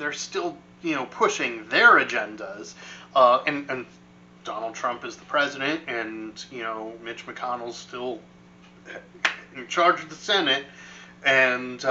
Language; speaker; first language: English; native; English